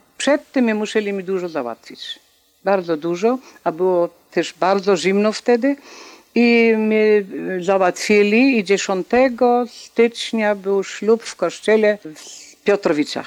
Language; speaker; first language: Polish; non-native, local second language; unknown